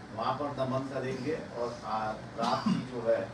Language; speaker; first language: Hindi; non-native, local second language; Marathi